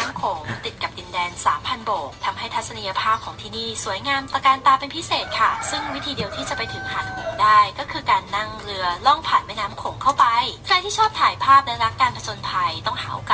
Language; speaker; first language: Thai; native; Thai